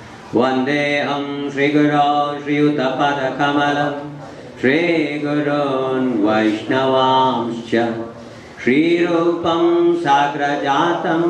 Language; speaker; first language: Hindi; non-native, learner; English